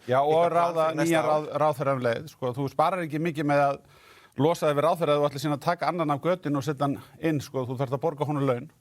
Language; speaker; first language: Icelandic; native; Icelandic